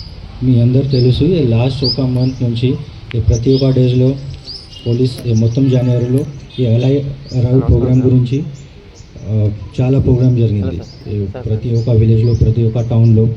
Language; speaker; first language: Telugu; non-native, learner; Hindi